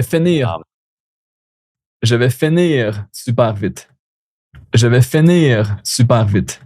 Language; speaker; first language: French; native; French